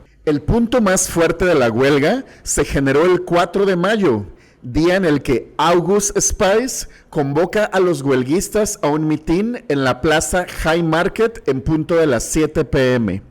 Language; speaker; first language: Spanish; native; Spanish